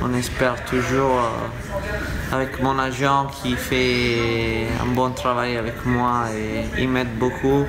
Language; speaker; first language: French; non-native, fluent; Italian